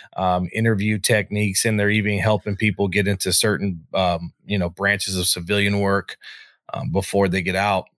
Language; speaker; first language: English; native; English